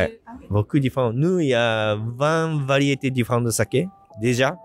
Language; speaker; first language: French; non-native, learner; Japanese